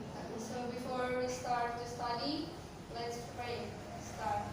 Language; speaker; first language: English; non-native, learner; Indonesian